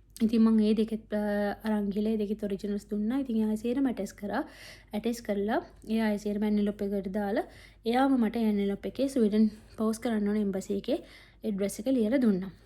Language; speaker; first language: Sinhala; native; Sinhala